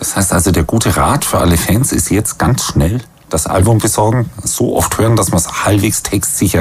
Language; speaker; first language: German; native; German